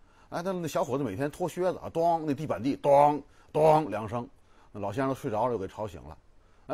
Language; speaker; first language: Chinese; native; Chinese